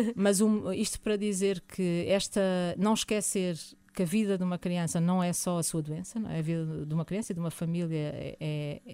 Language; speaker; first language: Portuguese; native; Portuguese